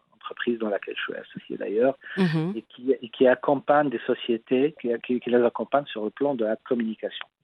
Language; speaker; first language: French; non-native, local second language; Arabic